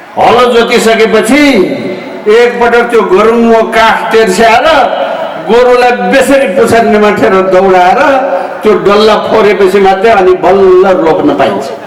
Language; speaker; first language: Nepali; native; Nepali